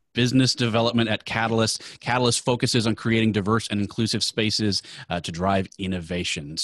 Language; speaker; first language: English; native; English